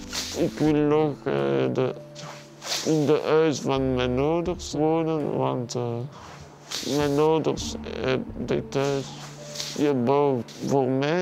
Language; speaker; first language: Dutch; non-native, learner; French